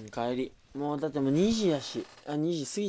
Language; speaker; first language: Japanese; native; Japanese